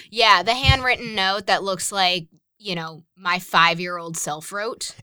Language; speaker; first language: English; native; English